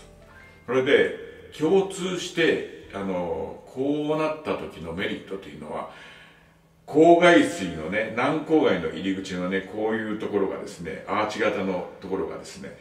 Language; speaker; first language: Japanese; native; Japanese